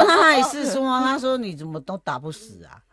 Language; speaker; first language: Chinese; native; Chinese